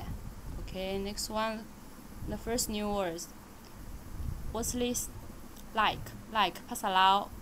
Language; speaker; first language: English; non-native, learner; Chinese